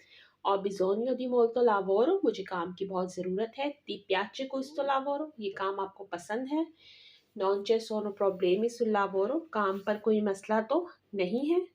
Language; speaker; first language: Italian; non-native, learner; Urdu